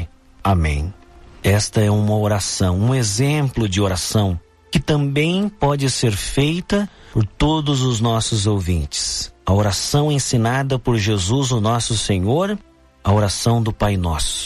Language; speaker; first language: Portuguese; native; Portuguese